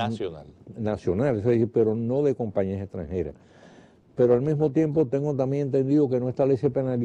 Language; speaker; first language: Spanish; native; Spanish